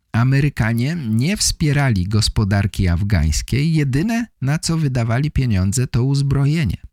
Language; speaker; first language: Polish; native; Polish